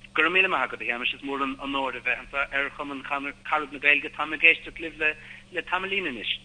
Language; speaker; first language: Irish; native; Irish